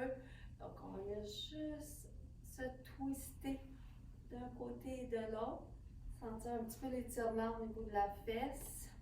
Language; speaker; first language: French; native; French